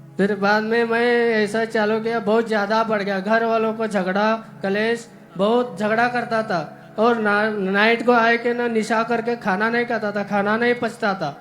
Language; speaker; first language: Hindi; non-native, local second language; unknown